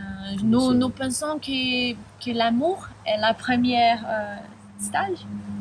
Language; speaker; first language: French; non-native, learner; Spanish